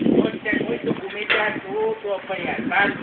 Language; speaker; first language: Portuguese; non-native, learner; Gujarati